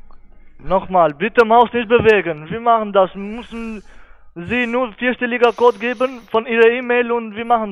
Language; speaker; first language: German; non-native, learner; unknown